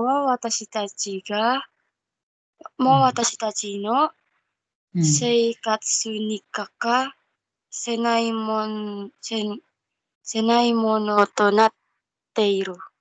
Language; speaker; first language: Japanese; non-native, learner; Indonesian